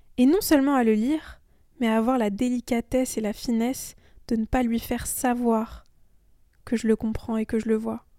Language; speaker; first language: French; early bilingual, other home language; Persian